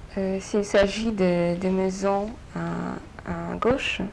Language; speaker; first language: French; non-native, fluent; Polish